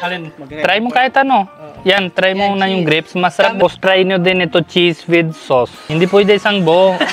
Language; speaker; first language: Filipino; non-native, learner; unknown